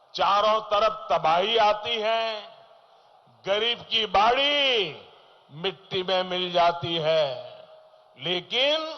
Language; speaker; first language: Hindi; non-native, local second language; Gujarati